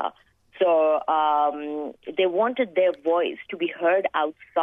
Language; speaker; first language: English; non-native, local second language; Hindi